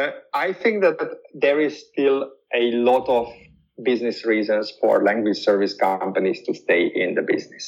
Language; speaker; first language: English; non-native, fluent; Hungarian